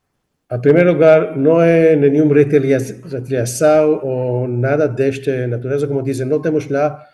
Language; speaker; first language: Portuguese; non-native, fluent; Hebrew